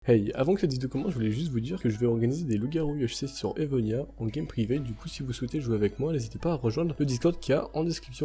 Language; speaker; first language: French; native; French